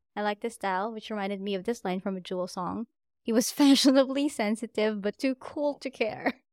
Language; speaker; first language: English; non-native, local second language; Filipino